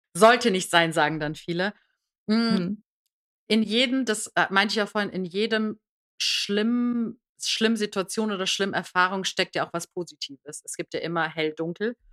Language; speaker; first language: German; early bilingual, other home language; Persian